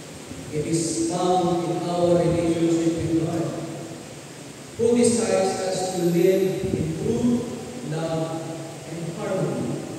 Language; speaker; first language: English; non-native, local second language; Filipino